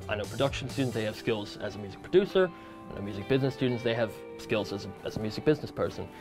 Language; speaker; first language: English; native; English